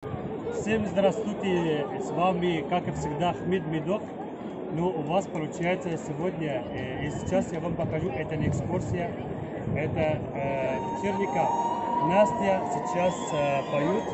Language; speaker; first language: Russian; non-native, learner; Arabic